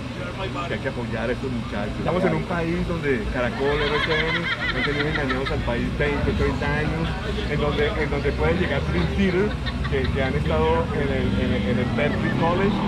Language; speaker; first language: Spanish; native; Spanish